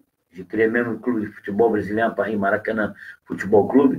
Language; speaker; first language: French; non-native, fluent; Portuguese